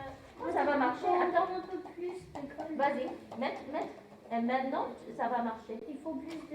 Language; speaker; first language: French; non-native, fluent; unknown